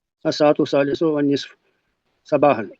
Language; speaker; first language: Arabic; non-native, learner; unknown